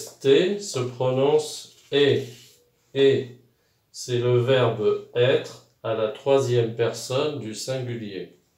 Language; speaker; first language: French; non-native, local second language; Arabic